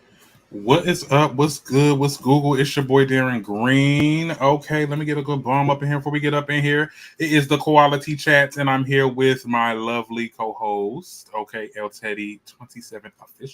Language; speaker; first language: English; native; English